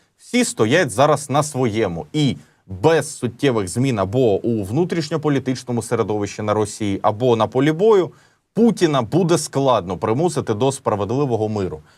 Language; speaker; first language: Ukrainian; native; Ukrainian